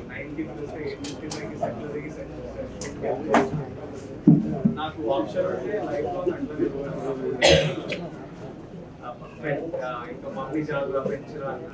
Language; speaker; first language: Telugu; native; Telugu